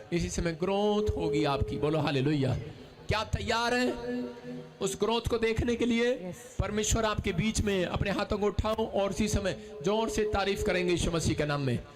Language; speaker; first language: Hindi; non-native, local second language; Punjabi